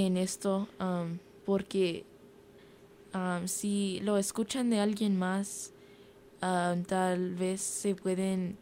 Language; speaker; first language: Spanish; early bilingual, heritage; Spanish